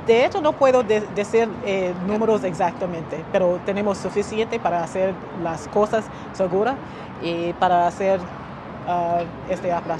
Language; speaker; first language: Spanish; non-native, learner; English